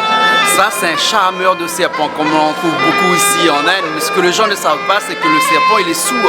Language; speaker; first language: French; native; French